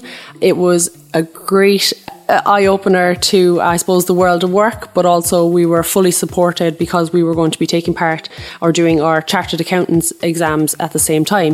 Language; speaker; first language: English; native; English